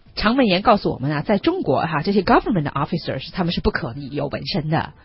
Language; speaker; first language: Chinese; native; Chinese